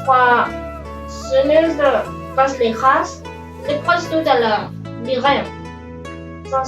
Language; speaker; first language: French; non-native, learner; Spanish